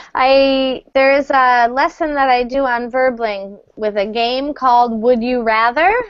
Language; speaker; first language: English; native; English